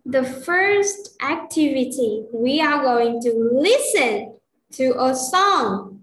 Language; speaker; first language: English; non-native, fluent; Vietnamese